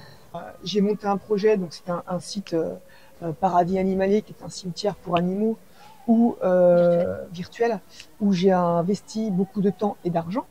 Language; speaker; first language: French; native; French